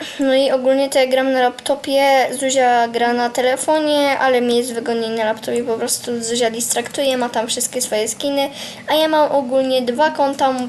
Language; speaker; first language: Polish; native; Polish